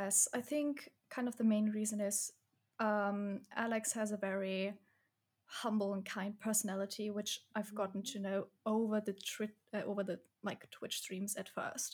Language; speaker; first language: English; non-native, fluent; German